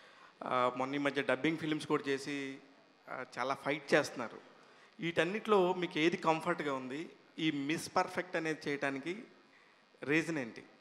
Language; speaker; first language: Telugu; native; Telugu